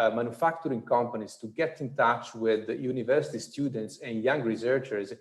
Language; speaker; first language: English; non-native, fluent; Italian